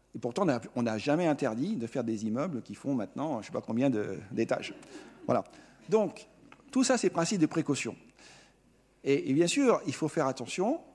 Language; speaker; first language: French; native; French